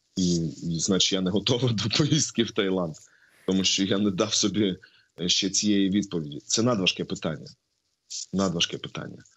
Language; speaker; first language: Ukrainian; non-native, local second language; Russian